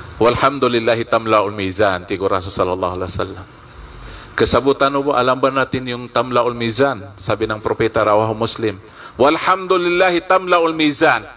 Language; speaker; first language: Filipino; non-native, local second language; Maguindanaon